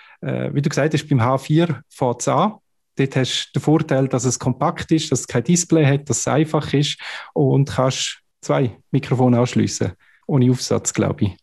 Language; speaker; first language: German; native; German